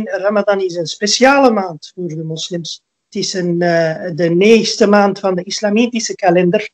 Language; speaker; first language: Dutch; early bilingual, other home language; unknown